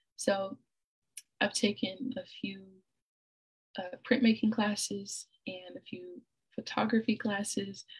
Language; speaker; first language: English; native; English